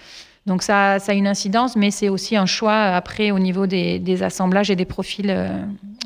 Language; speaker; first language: French; native; French